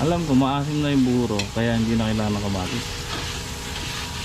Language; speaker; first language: Filipino; native; Filipino